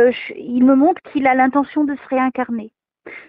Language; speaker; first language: French; native; French